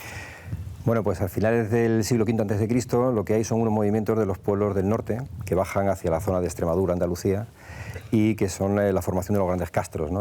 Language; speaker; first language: Spanish; native; Spanish